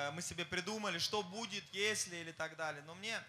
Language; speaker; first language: Russian; non-native, fluent; German